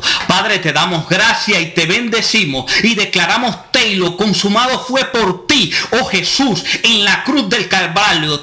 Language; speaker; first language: Spanish; native; Spanish